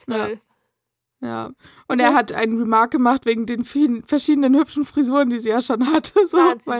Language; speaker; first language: German; native; German